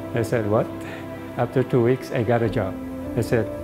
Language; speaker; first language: English; non-native, local second language; Filipino